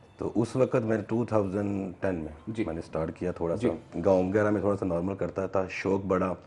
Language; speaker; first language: Urdu; non-native, local second language; Punjabi